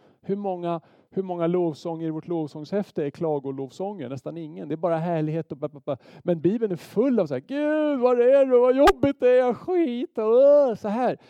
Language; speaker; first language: Swedish; native; Swedish